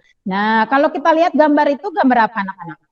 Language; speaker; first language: Indonesian; native; Indonesian